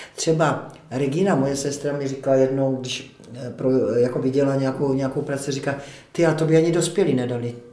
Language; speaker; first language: Czech; native; Czech